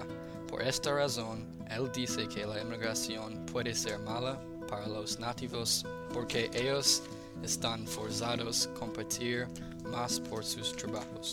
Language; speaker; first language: Spanish; non-native, learner; English